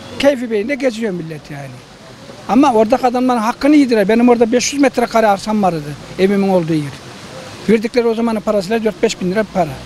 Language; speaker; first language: Turkish; native; Turkish